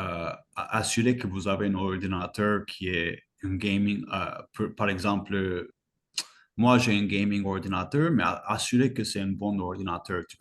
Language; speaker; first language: French; non-native, fluent; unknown